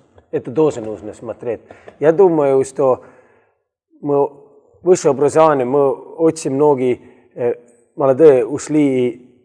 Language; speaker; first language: Russian; non-native, learner; Estonian